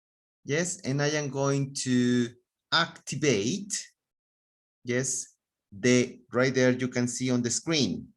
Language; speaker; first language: English; non-native, fluent; Spanish